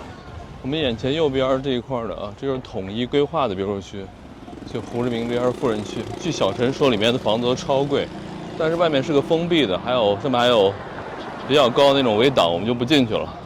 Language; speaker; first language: Chinese; native; Chinese